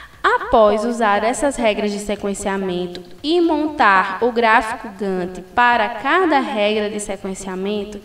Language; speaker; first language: Portuguese; native; Portuguese